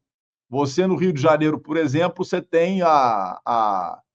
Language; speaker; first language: Portuguese; native; Portuguese